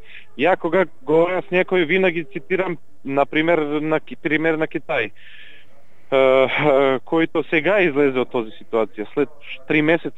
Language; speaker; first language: Bulgarian; non-native, learner; Serbian